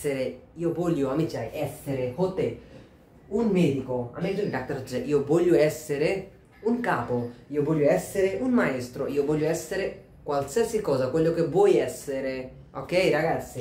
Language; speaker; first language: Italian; non-native, fluent; Bangla